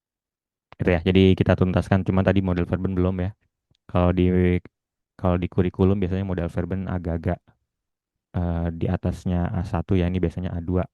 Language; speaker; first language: Indonesian; native; Indonesian